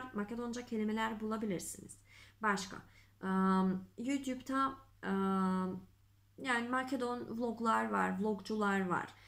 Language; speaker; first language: Turkish; non-native, fluent; Macedonian